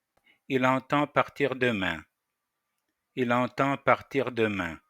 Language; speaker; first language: French; non-native, fluent; Russian